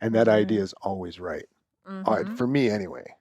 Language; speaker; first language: English; native; English